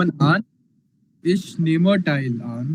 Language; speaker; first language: German; non-native, fluent; Hindi